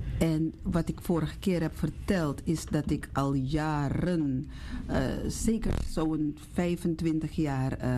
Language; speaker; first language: Dutch; native; Dutch